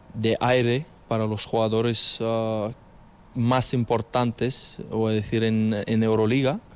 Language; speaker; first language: Spanish; non-native, fluent; Ukrainian